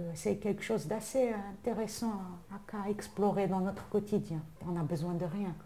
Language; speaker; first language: French; non-native, local second language; Arabic